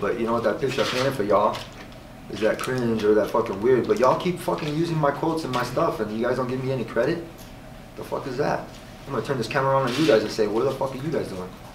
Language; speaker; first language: English; native; English